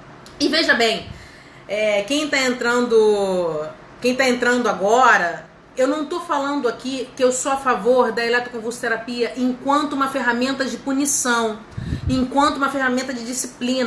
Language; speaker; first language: Portuguese; native; Portuguese